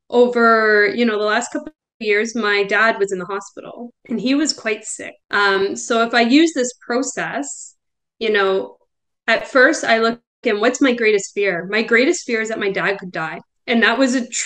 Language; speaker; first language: English; native; English